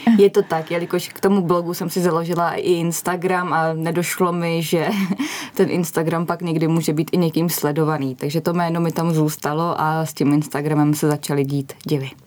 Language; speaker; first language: Czech; native; Czech